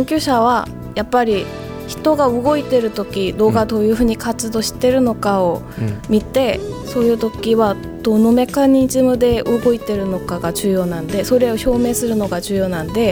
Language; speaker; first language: Japanese; non-native, fluent; Korean